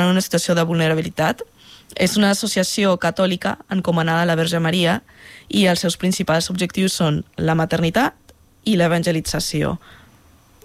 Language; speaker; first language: Catalan; non-native, fluent; Spanish